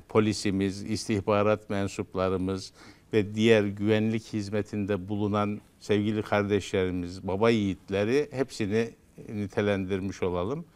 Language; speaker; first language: Turkish; native; Turkish